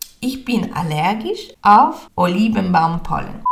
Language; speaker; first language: German; non-native, fluent; Spanish